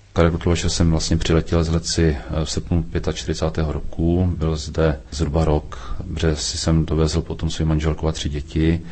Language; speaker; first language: Czech; native; Czech